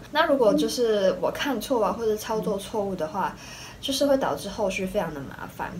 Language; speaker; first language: Chinese; native; Chinese